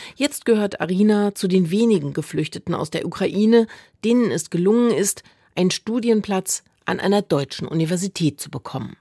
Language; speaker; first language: German; native; German